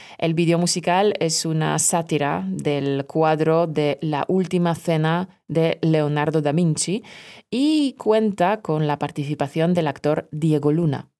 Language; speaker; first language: Spanish; non-native, fluent; Polish